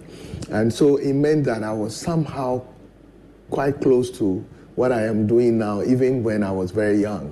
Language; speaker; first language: English; non-native, local second language; Ewe